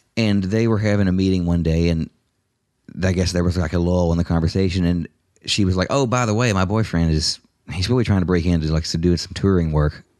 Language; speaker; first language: English; native; English